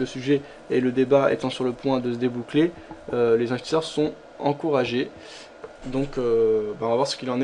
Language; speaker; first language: French; native; French